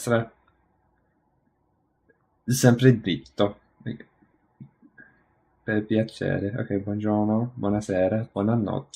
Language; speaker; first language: Italian; non-native, learner; English